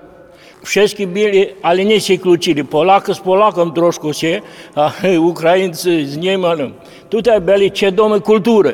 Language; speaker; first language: Polish; early bilingual, heritage; Polish